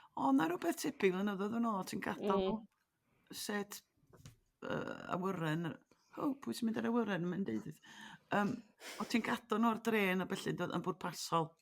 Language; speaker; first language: Welsh; native; Welsh